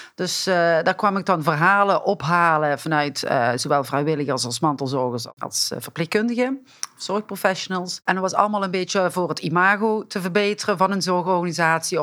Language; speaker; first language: Dutch; native; Dutch